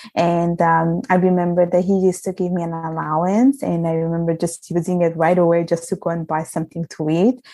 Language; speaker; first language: English; non-native, fluent; Italian